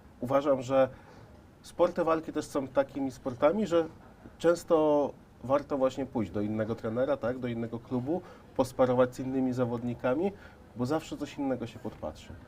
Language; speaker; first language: Polish; native; Polish